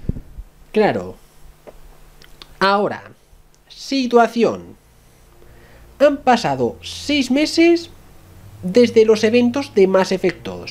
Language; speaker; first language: Spanish; native; Spanish